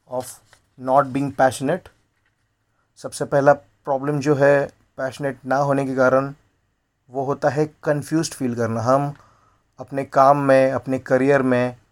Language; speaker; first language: Hindi; non-native, local second language; Marathi